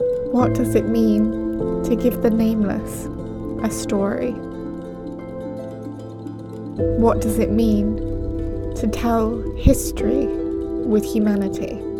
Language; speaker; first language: English; native; English